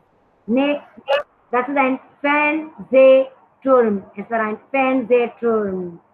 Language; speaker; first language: German; non-native, learner; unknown